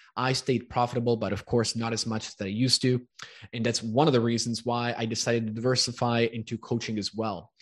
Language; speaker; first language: English; early bilingual, other home language; Italian